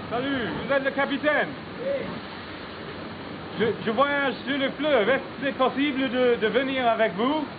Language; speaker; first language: French; non-native, fluent; English